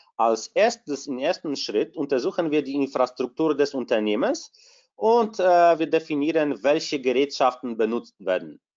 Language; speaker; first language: German; non-native, fluent; Polish